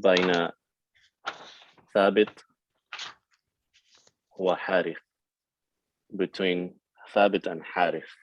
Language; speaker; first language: Arabic; non-native, fluent; English